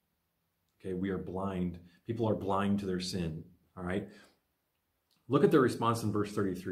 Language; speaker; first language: English; native; English